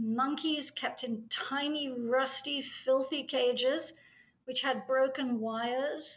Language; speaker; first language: English; native; English